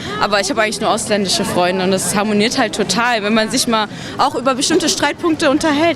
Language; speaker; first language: German; native; German